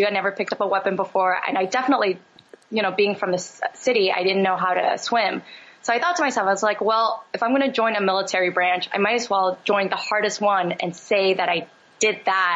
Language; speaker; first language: English; native; English